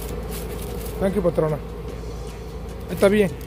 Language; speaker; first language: Spanish; non-native, learner; Sinhala